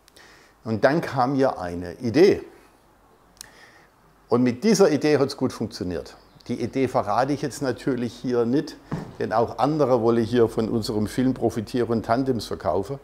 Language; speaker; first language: German; native; German